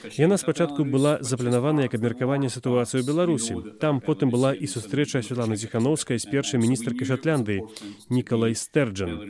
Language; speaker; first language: Belarusian; non-native, fluent; English